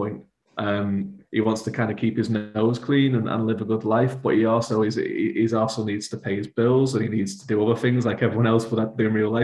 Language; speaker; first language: English; native; English